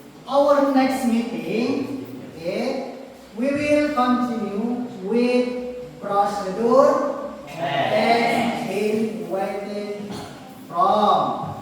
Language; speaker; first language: English; non-native, learner; Indonesian